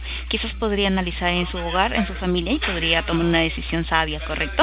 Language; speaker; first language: Spanish; native; Spanish